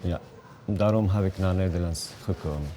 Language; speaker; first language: Dutch; non-native, learner; Arabic